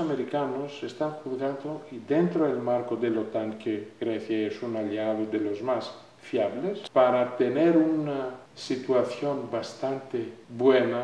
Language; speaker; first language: Spanish; non-native, fluent; Greek